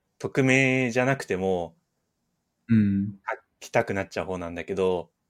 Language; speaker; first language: Japanese; native; Japanese